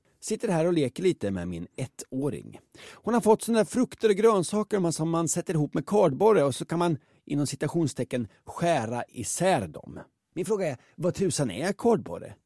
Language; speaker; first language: Swedish; native; Swedish